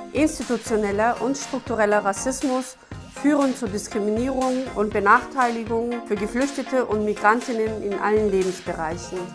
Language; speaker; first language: German; early bilingual, other home language; Kurdish